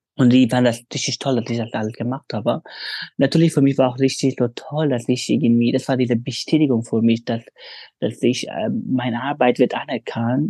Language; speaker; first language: German; non-native, fluent; Pashto